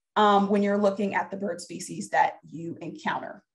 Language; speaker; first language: English; native; English